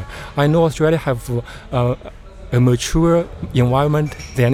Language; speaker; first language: English; non-native, learner; Chinese